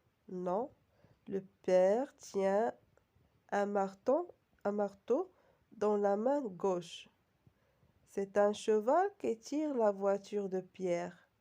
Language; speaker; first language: French; non-native, local second language; Arabic